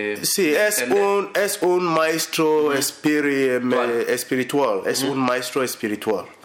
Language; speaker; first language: Spanish; non-native, learner; English